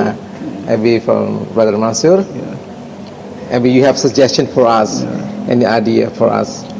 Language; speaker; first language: English; non-native, fluent; Indonesian